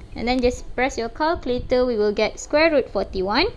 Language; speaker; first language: English; non-native, local second language; Malay